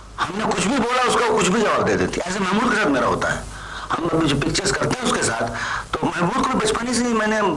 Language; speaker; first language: Hindi; non-native, local second language; Bangla